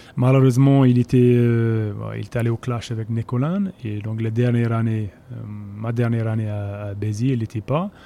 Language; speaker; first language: French; non-native, fluent; English